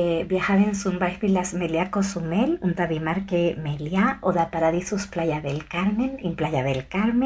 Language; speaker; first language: German; non-native, fluent; Spanish